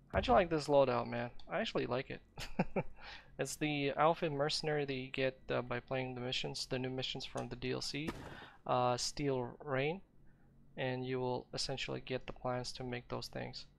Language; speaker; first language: English; non-native, fluent; Ukrainian